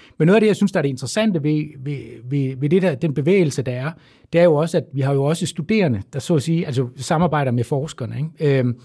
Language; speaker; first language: Danish; native; Danish